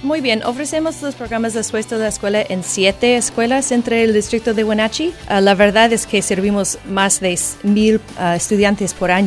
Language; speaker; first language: Spanish; non-native, fluent; English